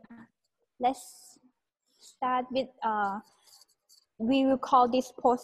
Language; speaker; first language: English; non-native, fluent; Thai